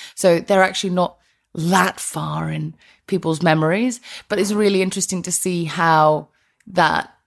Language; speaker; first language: English; non-native, fluent; Icelandic